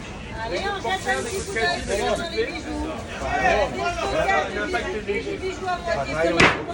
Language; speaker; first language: French; non-native, learner; Thai